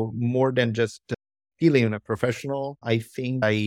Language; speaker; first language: English; non-native, fluent; Italian